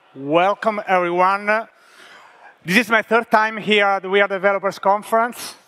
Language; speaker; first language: English; non-native, fluent; Italian